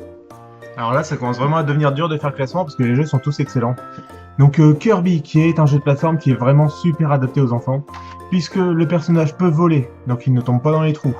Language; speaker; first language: French; native; French